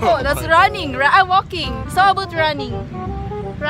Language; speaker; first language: English; non-native, local second language; Filipino